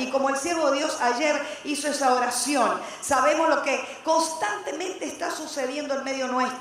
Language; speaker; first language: Spanish; native; Spanish